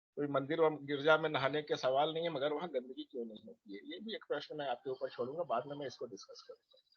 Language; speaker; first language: Hindi; native; Hindi